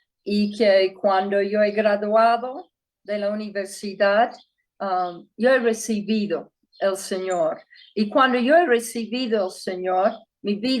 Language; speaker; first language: Spanish; non-native, fluent; English